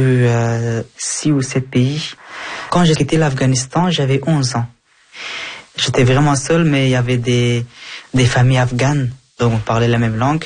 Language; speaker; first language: French; early bilingual, other home language; Persian